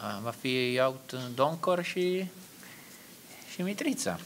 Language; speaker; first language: Romanian; non-native, learner; Italian